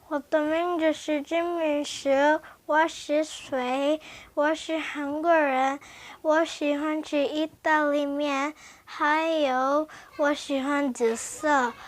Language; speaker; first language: Chinese; non-native, learner; Korean